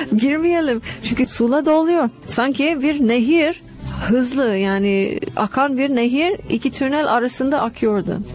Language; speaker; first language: Turkish; non-native, fluent; English